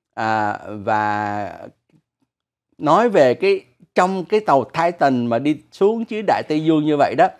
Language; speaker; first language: Vietnamese; native; Vietnamese